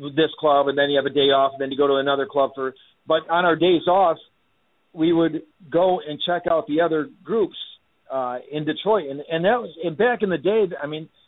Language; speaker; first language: English; native; English